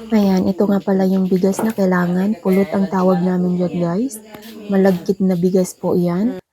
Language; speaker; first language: Filipino; non-native, local second language; Maguindanaon